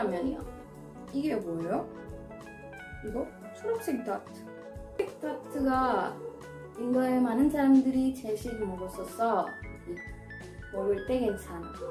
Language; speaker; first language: Korean; non-native, learner; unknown